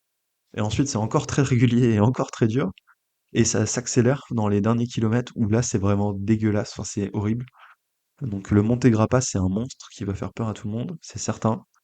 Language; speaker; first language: French; native; French